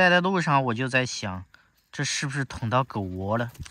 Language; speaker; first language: Chinese; native; Chinese